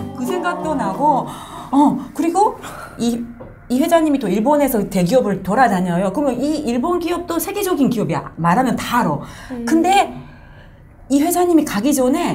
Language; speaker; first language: Korean; non-native, fluent; Japanese